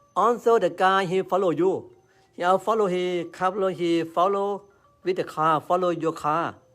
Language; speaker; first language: English; non-native, learner; Thai